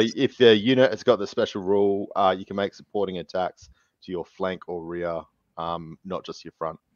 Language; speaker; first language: English; native; English